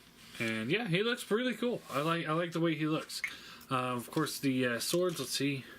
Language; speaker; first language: English; native; English